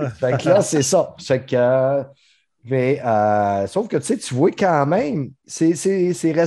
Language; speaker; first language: French; native; French